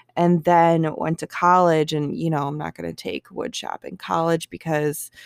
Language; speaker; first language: English; native; English